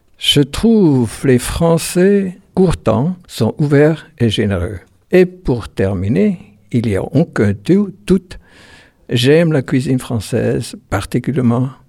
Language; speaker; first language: French; non-native, local second language; German